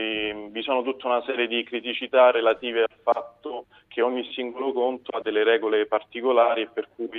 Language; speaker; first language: Italian; native; Italian